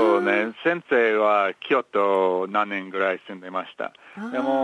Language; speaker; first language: Japanese; non-native, learner; English